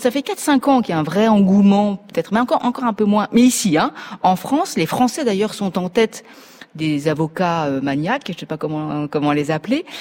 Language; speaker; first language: French; native; French